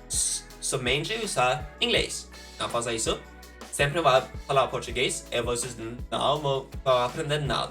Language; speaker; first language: Portuguese; non-native, fluent; Norwegian